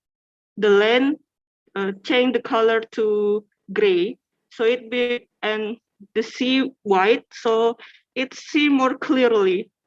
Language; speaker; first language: English; non-native, fluent; Indonesian